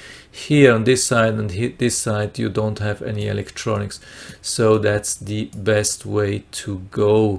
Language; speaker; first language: English; non-native, fluent; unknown